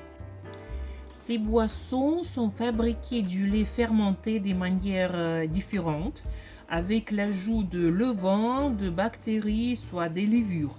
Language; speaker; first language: French; non-native, fluent; Russian